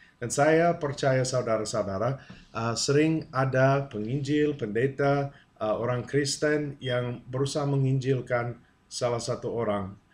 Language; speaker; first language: Indonesian; non-native, fluent; English